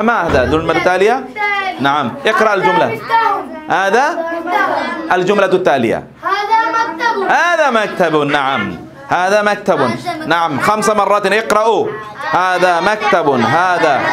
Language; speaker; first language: Arabic; non-native, fluent; Bangla